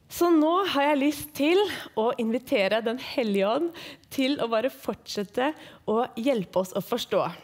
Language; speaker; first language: Norwegian; native; Norwegian